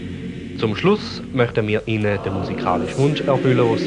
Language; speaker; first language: German; native; German